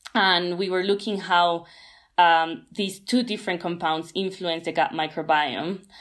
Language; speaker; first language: English; non-native, fluent; Spanish